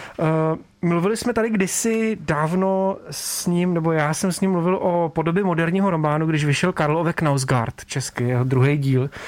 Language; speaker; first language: Czech; native; Czech